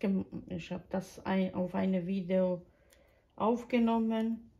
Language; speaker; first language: German; non-native, fluent; Croatian